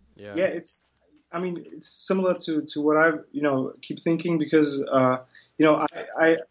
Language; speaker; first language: English; early bilingual, other home language; Kurdish